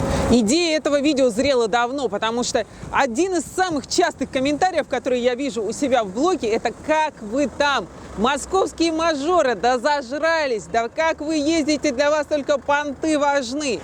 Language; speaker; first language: Russian; native; Russian